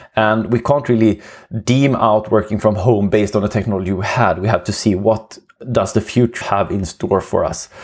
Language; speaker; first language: English; non-native, fluent; Swedish